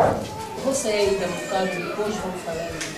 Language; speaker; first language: Portuguese; non-native, learner; Lingala